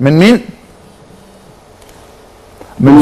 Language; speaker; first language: Arabic; native; Arabic